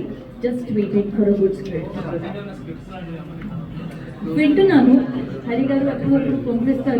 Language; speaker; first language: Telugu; non-native, fluent; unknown